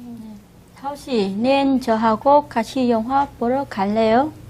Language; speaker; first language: Korean; non-native, learner; Vietnamese